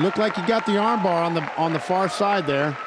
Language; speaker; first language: English; native; English